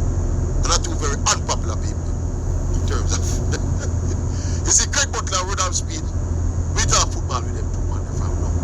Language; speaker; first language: English; non-native, local second language; Jamaican Creole English